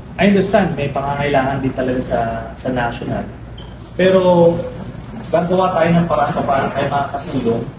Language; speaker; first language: Filipino; native; Filipino